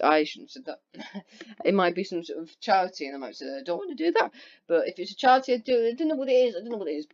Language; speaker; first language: English; native; English